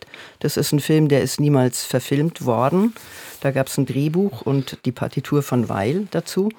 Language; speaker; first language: German; native; German